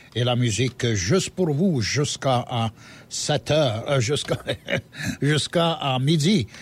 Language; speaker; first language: French; native; French